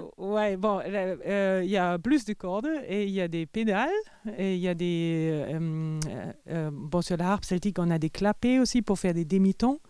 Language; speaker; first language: French; non-native, fluent; German